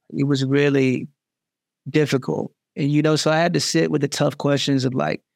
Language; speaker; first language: English; native; English